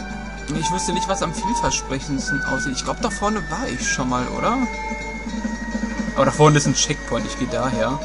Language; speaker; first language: German; native; German